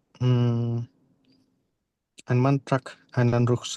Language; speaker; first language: German; non-native, learner; Indonesian